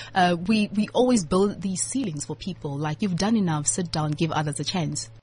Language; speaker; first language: English; non-native, local second language; Southern Sotho